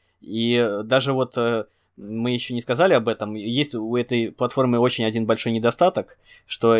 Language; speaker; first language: Russian; native; Russian